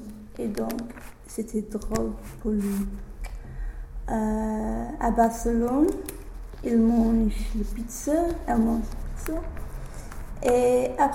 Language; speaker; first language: French; non-native, learner; English